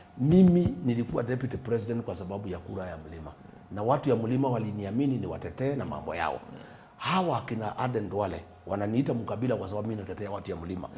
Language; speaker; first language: Swahili; non-native, local second language; Kikuyu